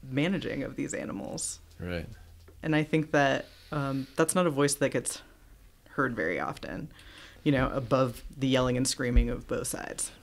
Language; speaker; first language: English; native; English